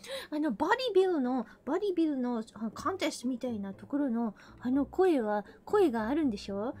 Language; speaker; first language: Japanese; non-native, fluent; English